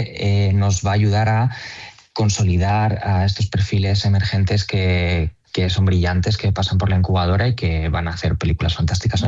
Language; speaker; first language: Spanish; native; Spanish